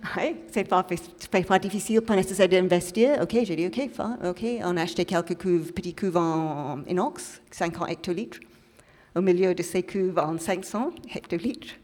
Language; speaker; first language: French; non-native, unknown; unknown